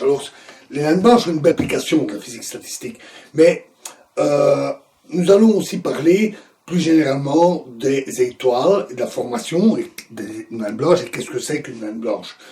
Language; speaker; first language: French; native; French